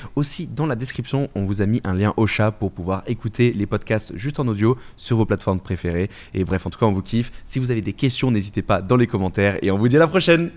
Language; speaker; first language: French; native; French